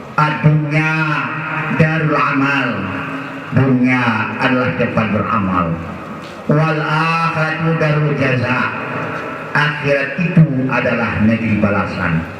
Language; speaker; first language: Malay; non-native, local second language; Achinese